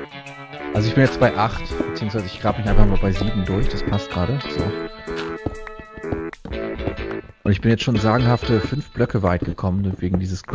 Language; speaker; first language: German; native; German